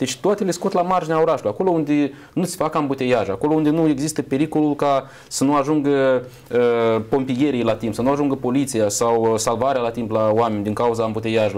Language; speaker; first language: Romanian; native; Romanian